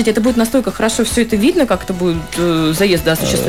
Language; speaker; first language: Russian; native; Russian